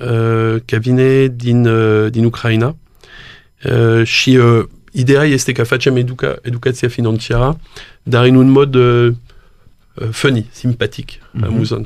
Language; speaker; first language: Romanian; non-native, learner; French